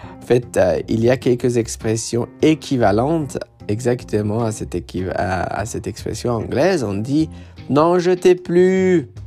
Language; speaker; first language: French; non-native, fluent; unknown